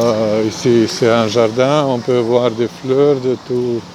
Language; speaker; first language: French; non-native, fluent; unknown